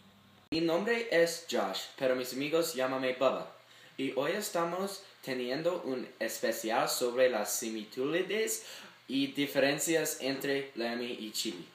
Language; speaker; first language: Spanish; non-native, learner; English